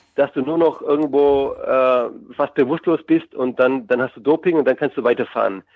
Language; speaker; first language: German; native; German